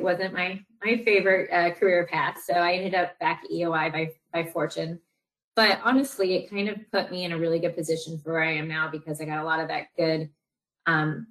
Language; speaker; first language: English; native; English